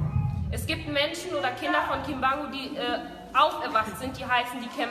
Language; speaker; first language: German; early bilingual, other home language; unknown